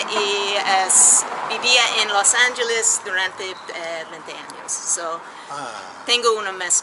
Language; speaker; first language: Spanish; non-native, learner; English